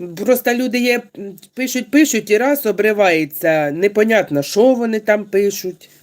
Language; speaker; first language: Ukrainian; non-native, local second language; Russian